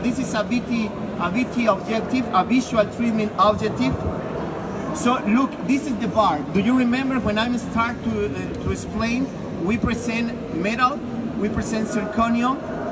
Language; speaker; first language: English; non-native, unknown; Spanish